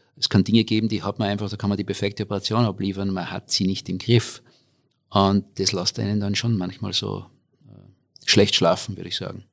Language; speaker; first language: German; native; German